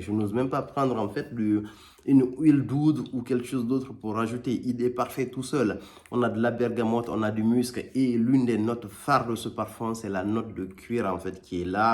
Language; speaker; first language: French; native; French